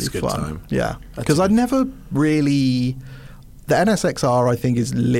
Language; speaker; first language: English; native; English